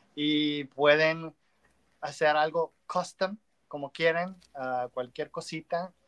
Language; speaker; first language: Spanish; early bilingual, other home language; English